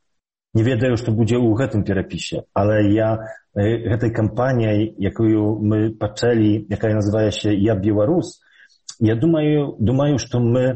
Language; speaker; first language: Belarusian; early bilingual, heritage; Polish